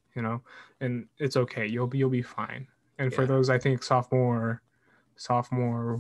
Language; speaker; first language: English; native; English